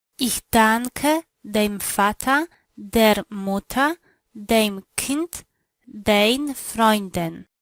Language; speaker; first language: German; non-native, learner; Polish